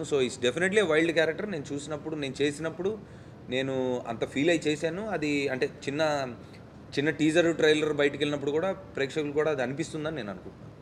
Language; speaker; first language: Telugu; native; Telugu